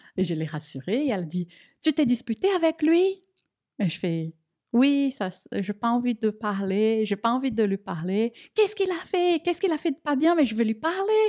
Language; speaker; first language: French; non-native, fluent; Portuguese